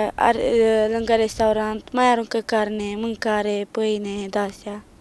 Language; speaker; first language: Romanian; non-native, local second language; Turkish